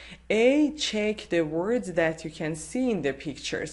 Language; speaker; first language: English; non-native, fluent; Persian